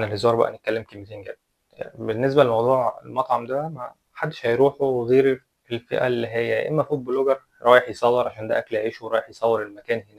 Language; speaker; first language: Arabic; native; Arabic